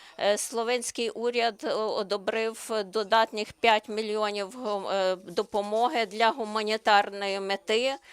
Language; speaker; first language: Ukrainian; non-native, learner; Slovenian